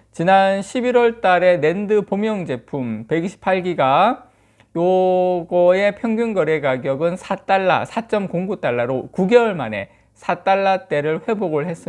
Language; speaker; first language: Korean; native; Korean